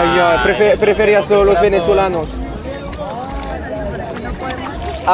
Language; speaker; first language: Spanish; non-native, learner; French